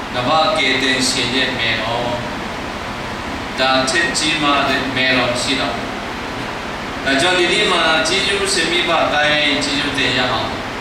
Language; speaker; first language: Burmese; non-native, local second language; Tedim Chin